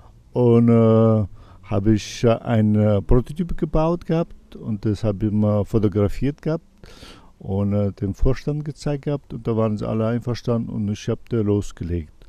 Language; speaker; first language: German; non-native, learner; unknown